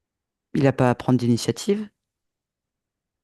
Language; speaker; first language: French; native; French